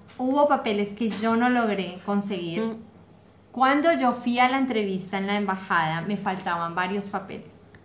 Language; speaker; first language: Spanish; native; Spanish